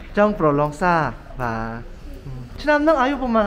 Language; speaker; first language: Korean; native; Korean